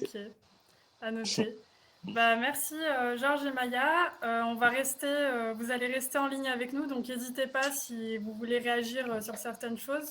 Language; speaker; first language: French; native; French